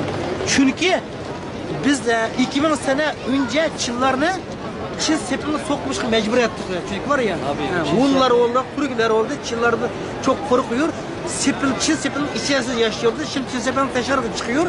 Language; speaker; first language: Turkish; non-native, learner; Uyghur